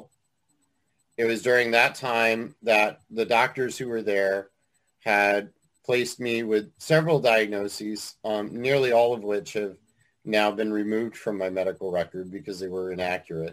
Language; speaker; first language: English; native; English